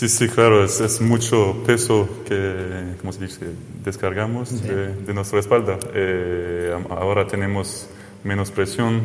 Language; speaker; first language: Spanish; non-native, fluent; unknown